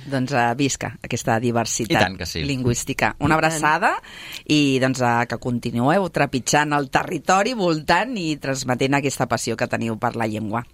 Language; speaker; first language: Catalan; native; Catalan